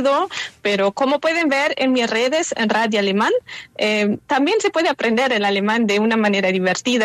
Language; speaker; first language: Spanish; non-native, fluent; German